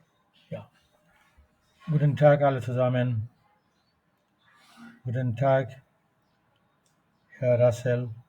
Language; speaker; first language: German; non-native, fluent; Bangla